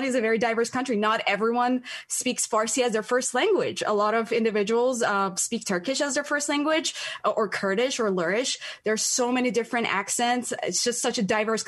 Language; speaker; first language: English; non-native, fluent; Persian